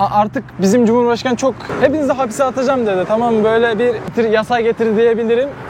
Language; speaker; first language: Turkish; non-native, fluent; Kyrgyz